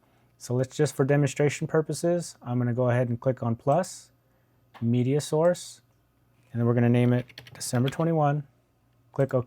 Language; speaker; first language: English; native; English